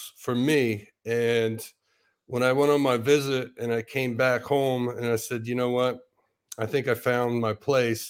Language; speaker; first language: English; native; English